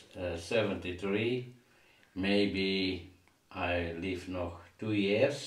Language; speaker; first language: English; non-native, learner; Dutch